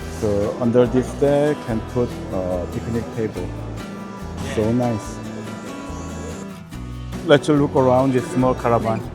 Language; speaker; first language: English; non-native, learner; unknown